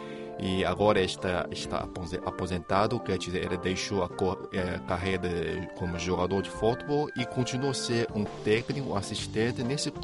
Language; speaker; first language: Portuguese; non-native, fluent; Chinese